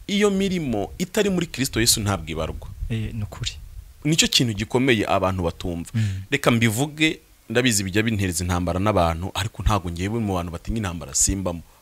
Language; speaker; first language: Kinyarwanda; native; Kinyarwanda